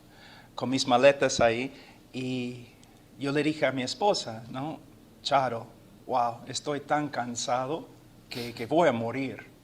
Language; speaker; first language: Spanish; non-native, fluent; English